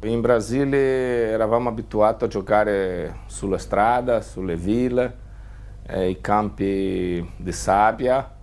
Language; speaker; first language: Italian; non-native, fluent; Portuguese